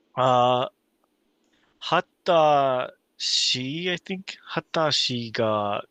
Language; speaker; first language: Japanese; non-native, learner; English